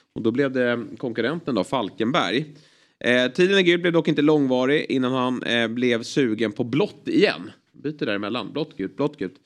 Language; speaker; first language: Swedish; native; Swedish